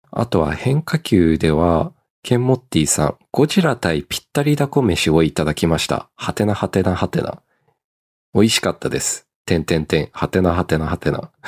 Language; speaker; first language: Japanese; early bilingual, heritage; Japanese